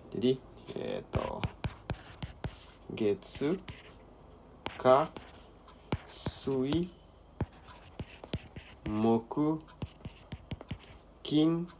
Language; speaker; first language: Japanese; non-native, learner; Indonesian